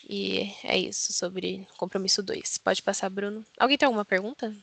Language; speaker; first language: Portuguese; native; Portuguese